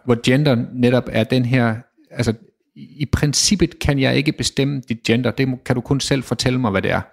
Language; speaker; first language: Danish; native; Danish